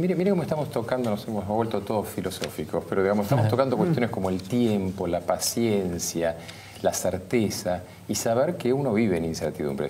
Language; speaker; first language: Spanish; native; Spanish